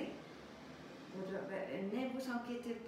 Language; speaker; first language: French; non-native, fluent; German